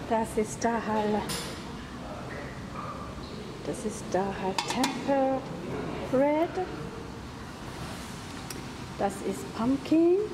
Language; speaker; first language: German; non-native, fluent; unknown